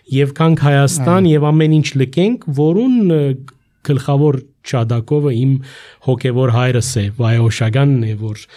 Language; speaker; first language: Armenian; early bilingual, heritage; Armenian